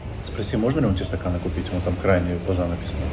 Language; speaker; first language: Russian; native; Russian